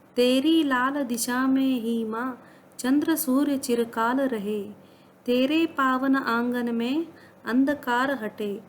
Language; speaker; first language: Hindi; non-native, local second language; Kannada